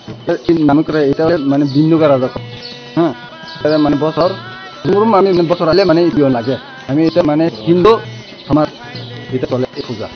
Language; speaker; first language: Bangla; non-native, local second language; Kok Borok